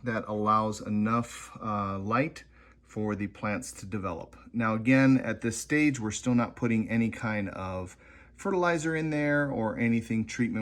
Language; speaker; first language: English; native; English